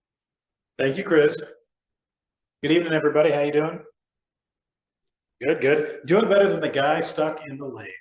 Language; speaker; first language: English; native; English